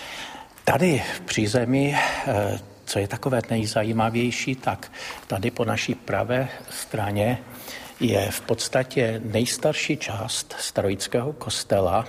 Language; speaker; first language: Czech; native; Czech